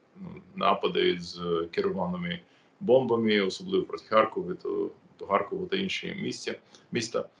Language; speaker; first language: Ukrainian; non-native, fluent; English